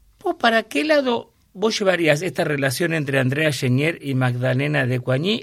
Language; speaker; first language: Spanish; native; Spanish